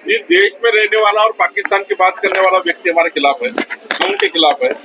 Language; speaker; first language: Hindi; non-native, local second language; Marathi